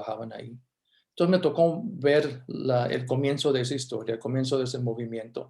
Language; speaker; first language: Spanish; early bilingual, heritage; Spanish